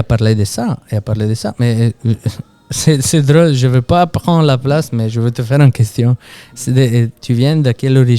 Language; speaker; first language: French; non-native, fluent; Italian